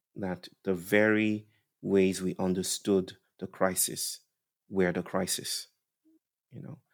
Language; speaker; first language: English; non-native, local second language; Yoruba